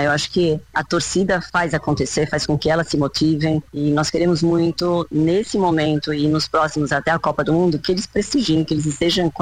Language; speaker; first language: Portuguese; native; Portuguese